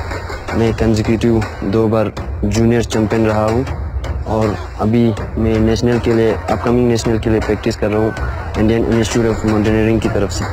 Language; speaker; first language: Hindi; non-native, local second language; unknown